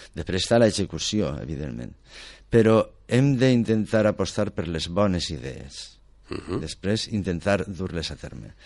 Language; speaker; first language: Catalan; native; Catalan